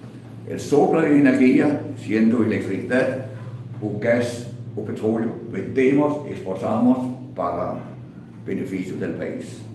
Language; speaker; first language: Spanish; non-native, fluent; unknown